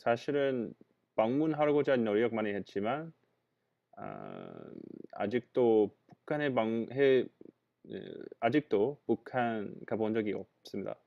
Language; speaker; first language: Korean; non-native, fluent; English